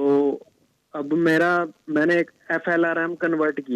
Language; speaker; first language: Hindi; native; Hindi